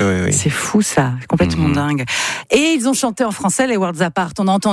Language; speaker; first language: French; native; French